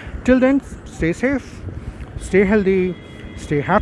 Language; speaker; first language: English; non-native, local second language; Hindi